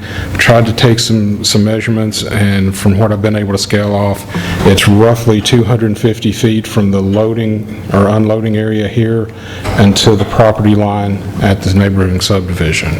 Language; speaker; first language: English; native; English